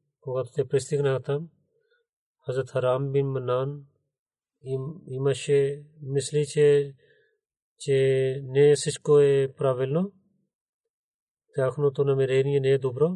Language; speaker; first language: Bulgarian; non-native, fluent; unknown